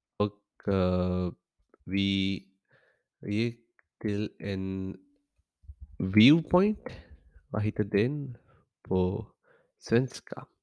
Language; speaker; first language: Swedish; non-native, learner; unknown